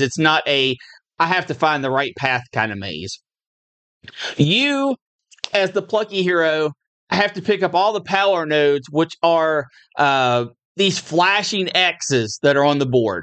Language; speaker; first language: English; native; English